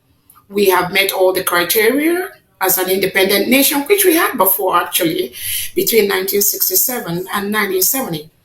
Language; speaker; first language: English; non-native, local second language; Igbo